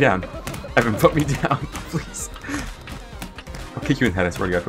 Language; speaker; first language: English; native; English